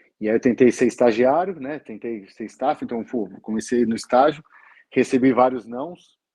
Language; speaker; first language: Portuguese; native; Portuguese